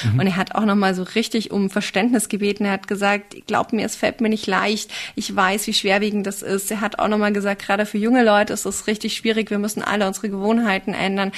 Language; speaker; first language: German; native; German